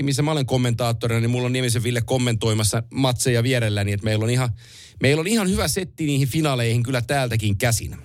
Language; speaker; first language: Finnish; native; Finnish